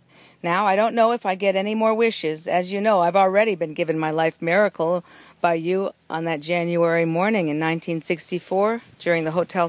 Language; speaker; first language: English; native; English